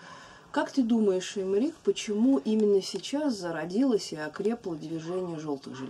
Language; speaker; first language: Russian; native; Russian